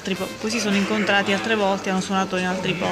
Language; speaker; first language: Italian; native; Italian